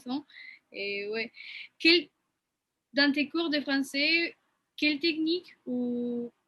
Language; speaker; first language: French; non-native, fluent; Spanish